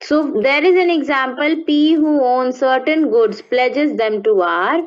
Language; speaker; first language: English; non-native, local second language; Hindi